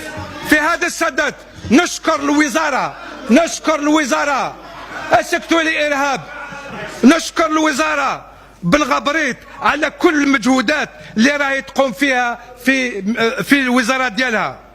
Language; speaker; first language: Arabic; non-native, local second language; Kabyle